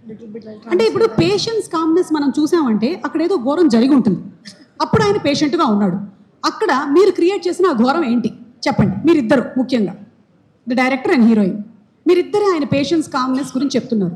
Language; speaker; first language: Telugu; native; Telugu